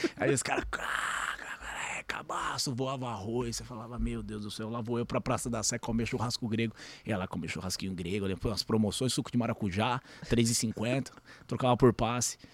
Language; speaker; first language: Portuguese; early bilingual, other home language; Spanish